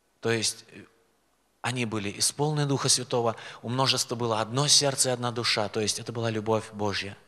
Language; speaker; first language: Russian; native; Russian